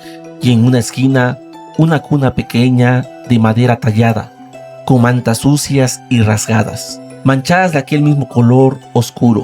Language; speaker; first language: Spanish; native; Spanish